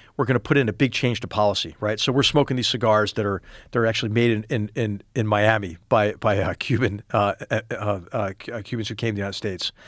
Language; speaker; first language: English; native; English